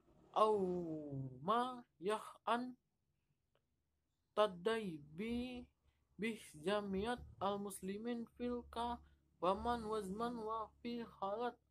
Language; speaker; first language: Arabic; non-native, learner; Indonesian